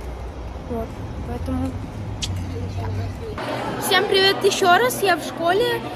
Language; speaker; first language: Russian; early bilingual, heritage; Russian